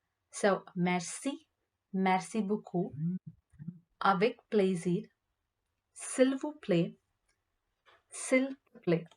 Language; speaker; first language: French; non-native, learner; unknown